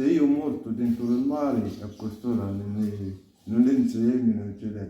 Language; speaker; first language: Italian; non-native, learner; Arabic